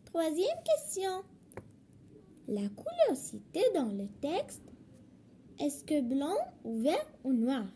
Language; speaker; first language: French; non-native, local second language; Arabic